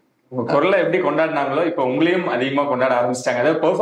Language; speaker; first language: Tamil; native; Tamil